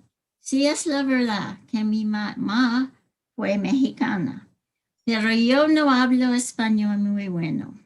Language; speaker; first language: Spanish; early bilingual, heritage; English